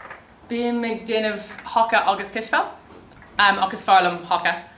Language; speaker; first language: Irish; non-native, local second language; English